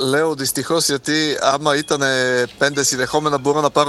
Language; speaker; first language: Greek; non-native, fluent; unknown